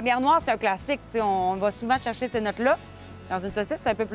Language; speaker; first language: French; native; French